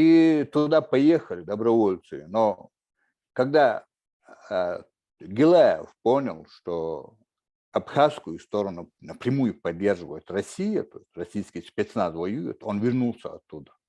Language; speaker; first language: Russian; non-native, local second language; Chechen